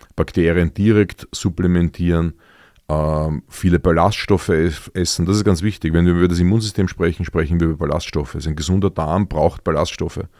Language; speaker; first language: German; native; German